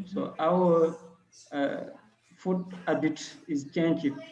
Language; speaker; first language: English; non-native, learner; French